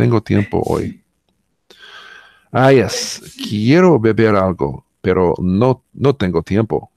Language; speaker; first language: Spanish; non-native, learner; English